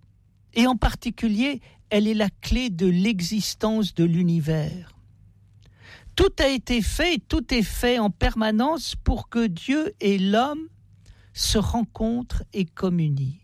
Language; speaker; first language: French; native; French